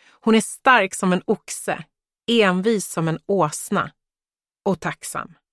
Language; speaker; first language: Swedish; early bilingual, other home language; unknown